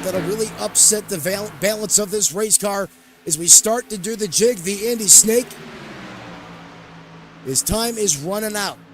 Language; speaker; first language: English; native; English